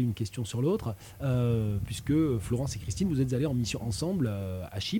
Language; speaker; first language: French; native; French